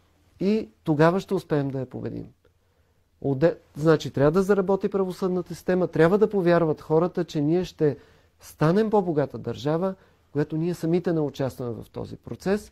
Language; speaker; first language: Bulgarian; native; Bulgarian